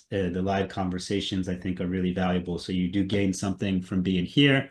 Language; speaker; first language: English; native; English